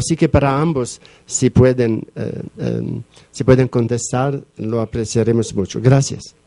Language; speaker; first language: Spanish; non-native, fluent; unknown